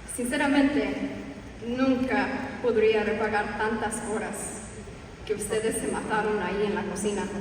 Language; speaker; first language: Spanish; early bilingual, heritage; Spanish